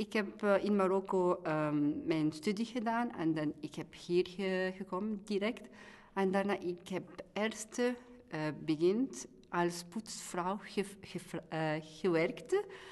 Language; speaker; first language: Dutch; non-native, learner; Arabic